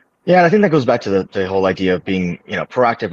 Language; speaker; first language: English; native; English